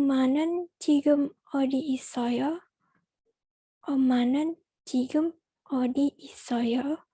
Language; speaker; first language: Korean; non-native, learner; Indonesian